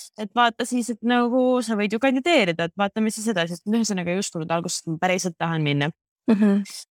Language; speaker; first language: Estonian; native; Estonian